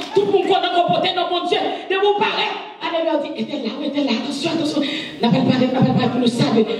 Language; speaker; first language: French; non-native, local second language; Haitian Creole